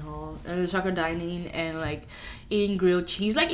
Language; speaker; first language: English; non-native, local second language; Yoruba